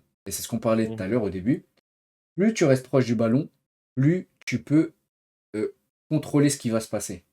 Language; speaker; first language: French; native; French